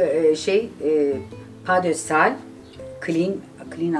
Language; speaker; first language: French; non-native, learner; Turkish